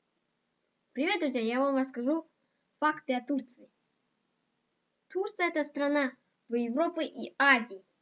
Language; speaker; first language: Russian; non-native, local second language; Kazakh